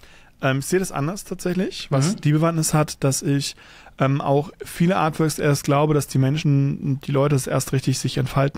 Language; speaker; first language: German; native; German